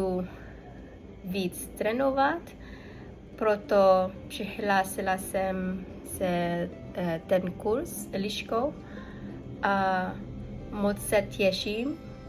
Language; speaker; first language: Czech; non-native, learner; Cebuano